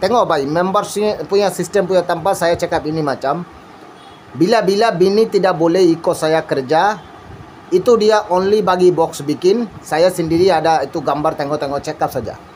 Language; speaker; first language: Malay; non-native, learner; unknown